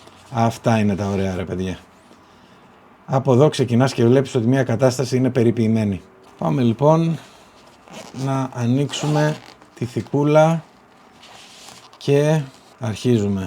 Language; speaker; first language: Greek; native; Greek